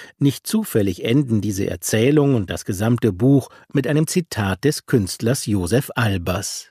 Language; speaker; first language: German; native; German